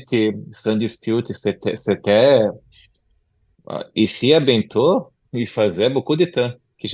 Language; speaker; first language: French; non-native, learner; Portuguese